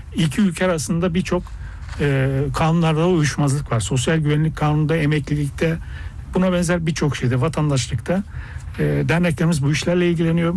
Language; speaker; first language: Turkish; early bilingual, heritage; Turkish